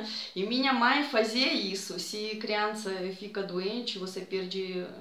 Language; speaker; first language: Portuguese; non-native, fluent; Russian